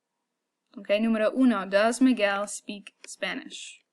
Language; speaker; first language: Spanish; non-native, fluent; English